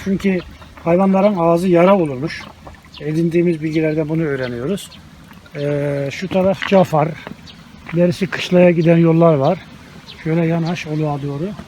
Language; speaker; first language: Turkish; native; Turkish